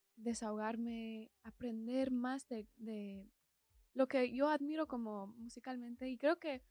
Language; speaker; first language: Spanish; early bilingual, heritage; Spanish